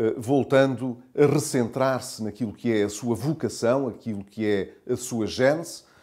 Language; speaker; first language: Portuguese; native; Portuguese